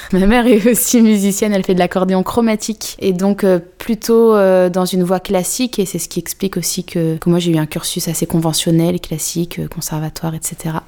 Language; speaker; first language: French; native; French